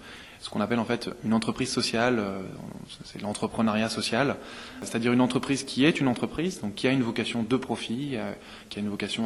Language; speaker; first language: French; native; French